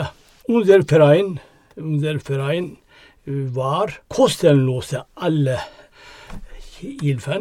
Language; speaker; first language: German; non-native, learner; Turkish